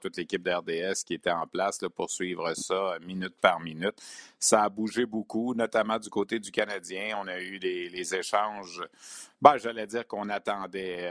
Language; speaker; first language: French; native; French